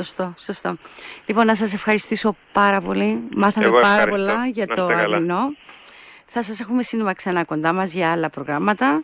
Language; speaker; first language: Greek; native; Greek